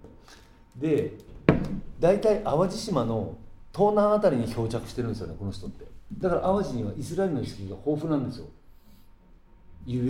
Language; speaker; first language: Japanese; native; Japanese